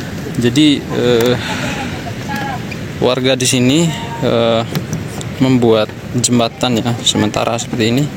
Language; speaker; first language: Indonesian; native; Indonesian